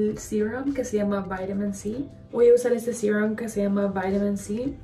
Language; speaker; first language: Spanish; early bilingual, heritage; Spanish